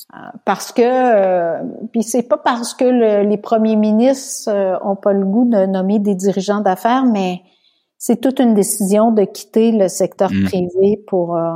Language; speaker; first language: French; native; French